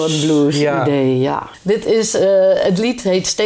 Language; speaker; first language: Dutch; native; Dutch